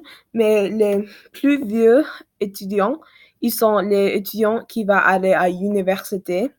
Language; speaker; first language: French; non-native, learner; English